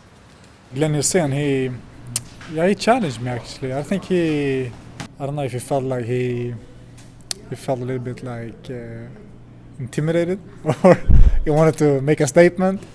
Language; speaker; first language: English; non-native, fluent; Swedish